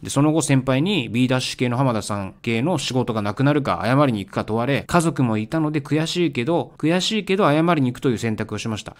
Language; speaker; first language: Japanese; native; Japanese